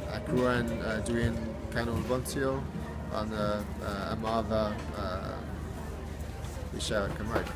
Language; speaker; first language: Welsh; non-native, learner; English